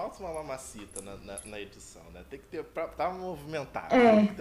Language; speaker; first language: Portuguese; native; Portuguese